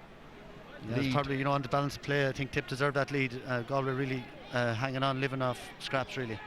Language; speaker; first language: English; native; English